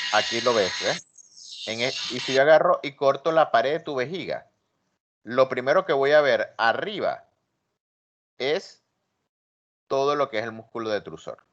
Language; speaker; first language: Spanish; native; Spanish